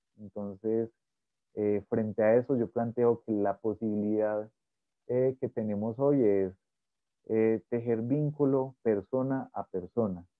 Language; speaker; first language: Spanish; native; Spanish